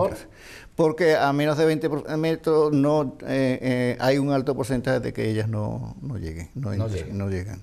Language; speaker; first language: Spanish; native; Spanish